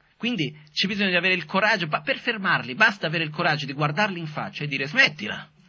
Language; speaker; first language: Italian; non-native, fluent; Portuguese